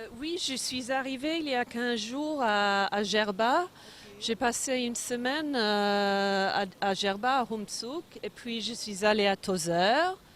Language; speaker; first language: French; non-native, fluent; English